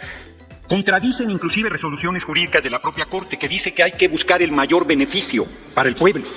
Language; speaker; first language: Spanish; native; Spanish